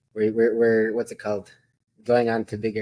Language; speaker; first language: English; native; English